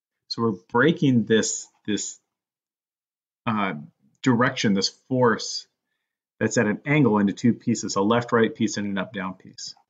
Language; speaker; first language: English; native; English